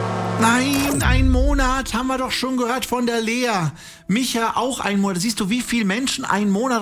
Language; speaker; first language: German; native; German